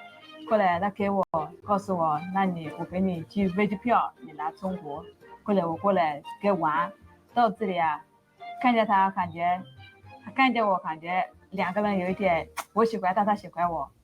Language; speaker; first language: Chinese; non-native, learner; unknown